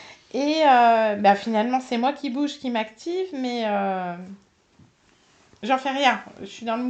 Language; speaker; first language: French; native; French